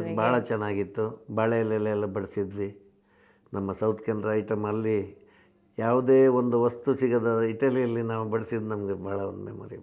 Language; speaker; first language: Kannada; non-native, local second language; Konkani